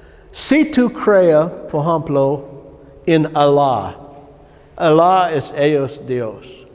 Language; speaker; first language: Spanish; non-native, learner; English